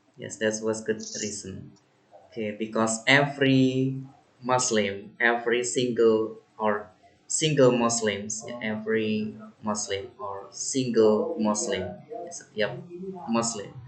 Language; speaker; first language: English; non-native, fluent; Indonesian